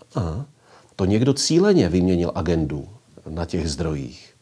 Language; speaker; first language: Czech; native; Czech